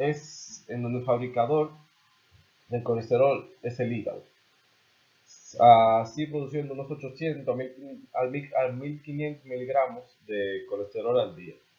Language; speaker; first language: Spanish; native; Spanish